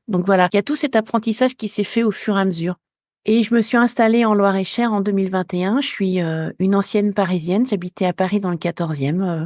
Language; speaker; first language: French; native; French